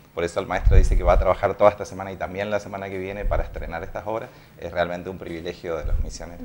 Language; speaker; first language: Spanish; native; Spanish